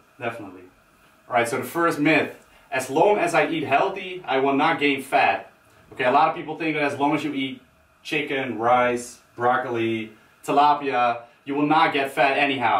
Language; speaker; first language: English; non-native, fluent; Dutch